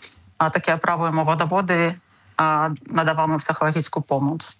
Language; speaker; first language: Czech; non-native, learner; Ukrainian